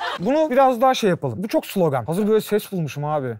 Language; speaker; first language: Turkish; native; Turkish